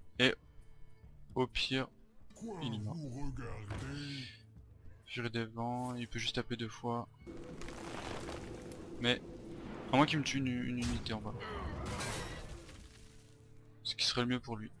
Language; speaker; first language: French; native; French